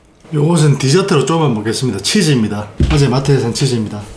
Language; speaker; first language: Korean; native; Korean